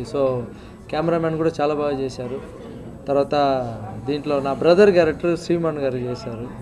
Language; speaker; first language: Telugu; non-native, fluent; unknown